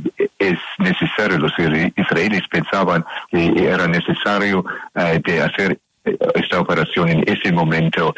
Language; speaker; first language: Spanish; non-native, learner; English